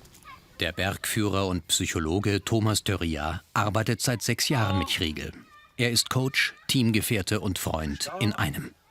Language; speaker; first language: German; native; German